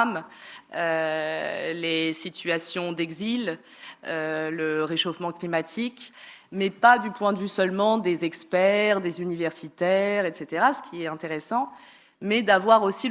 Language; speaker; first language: French; native; French